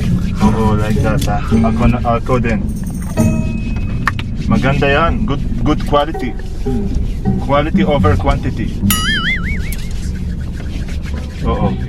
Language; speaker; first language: Filipino; non-native, learner; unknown